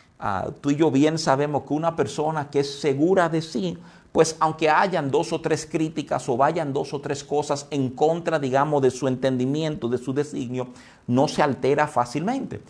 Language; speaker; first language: Spanish; native; Spanish